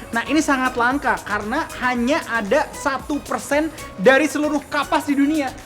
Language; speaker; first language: Indonesian; native; Indonesian